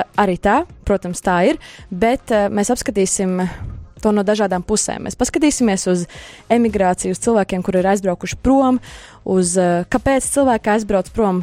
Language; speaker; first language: Latvian; native; Latvian